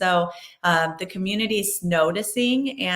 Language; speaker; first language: English; native; English